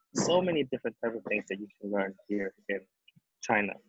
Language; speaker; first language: English; non-native, fluent; Indonesian